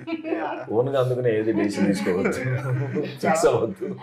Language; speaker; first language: Telugu; native; Telugu